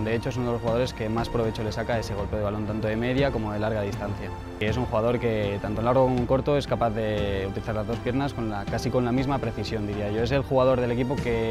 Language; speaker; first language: Spanish; native; Spanish